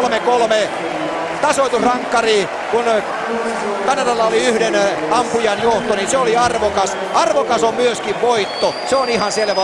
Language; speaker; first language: Finnish; native; Finnish